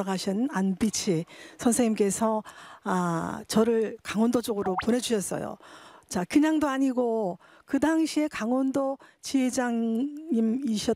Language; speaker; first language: Korean; native; Korean